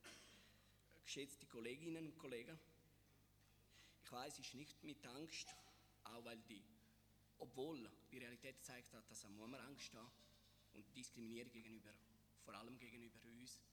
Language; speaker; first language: German; non-native, fluent; Italian